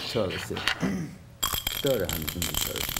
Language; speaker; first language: Persian; native; Persian